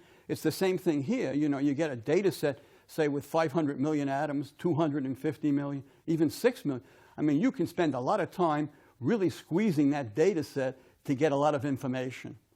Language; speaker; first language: English; native; English